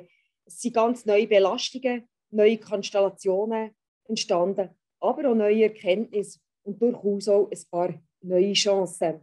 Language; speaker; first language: German; native; German